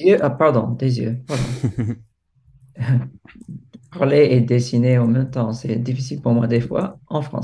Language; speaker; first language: French; non-native, fluent; English